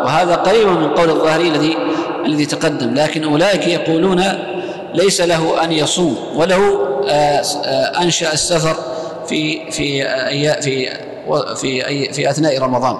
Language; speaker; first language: Arabic; native; Arabic